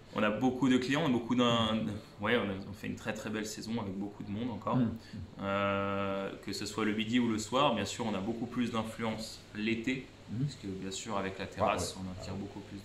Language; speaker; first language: French; native; French